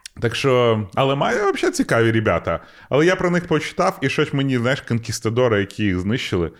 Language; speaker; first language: Ukrainian; non-native, local second language; Russian